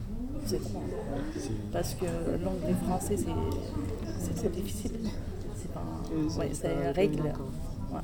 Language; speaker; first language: French; non-native, learner; Kurdish